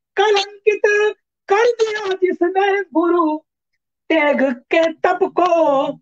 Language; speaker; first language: Hindi; native; Hindi